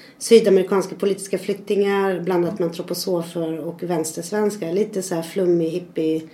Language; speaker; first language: Swedish; early bilingual, other home language; Spanish